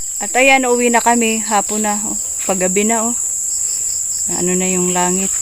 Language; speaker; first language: Filipino; native; Filipino